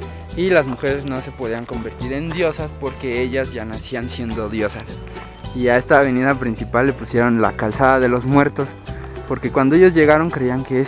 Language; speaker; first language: Spanish; native; Spanish